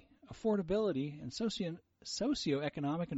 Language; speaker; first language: English; early bilingual, other home language; Portuguese